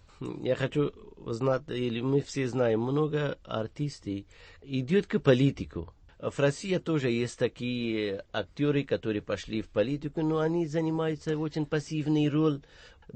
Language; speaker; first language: Russian; non-native, learner; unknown